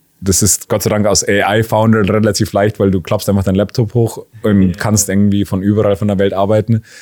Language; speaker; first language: German; native; German